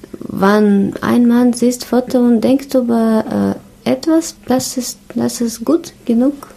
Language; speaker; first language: German; non-native, learner; Russian